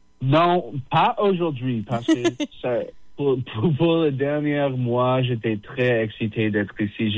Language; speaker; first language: French; non-native, local second language; English